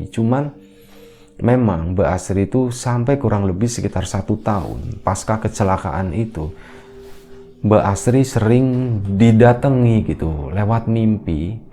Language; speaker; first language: Indonesian; native; Indonesian